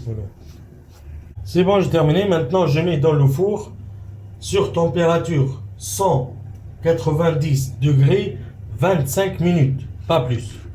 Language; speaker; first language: French; non-native, local second language; Arabic